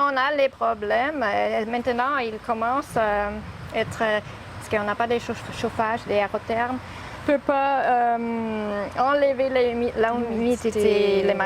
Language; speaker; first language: French; non-native, learner; English